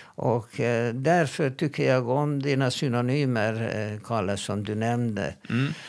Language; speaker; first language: Swedish; non-native, fluent; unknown